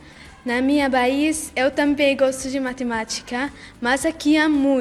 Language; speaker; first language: Portuguese; non-native, learner; Arabic